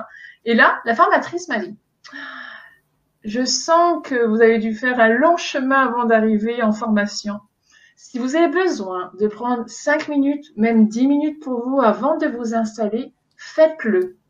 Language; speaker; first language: French; native; French